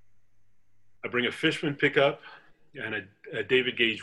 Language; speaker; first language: English; native; English